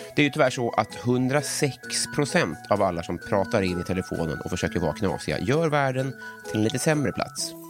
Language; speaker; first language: Swedish; native; Swedish